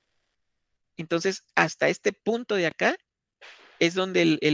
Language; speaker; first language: Spanish; native; Spanish